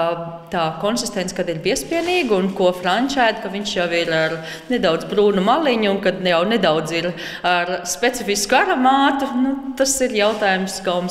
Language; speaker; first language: Latvian; native; Latvian